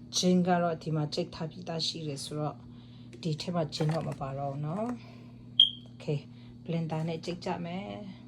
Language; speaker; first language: Burmese; non-native, local second language; Kachin